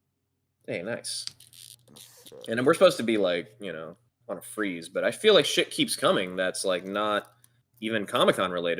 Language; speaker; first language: English; native; English